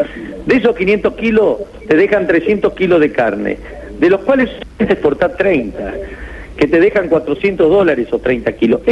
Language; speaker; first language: Spanish; native; Spanish